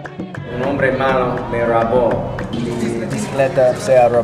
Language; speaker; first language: Spanish; non-native, learner; English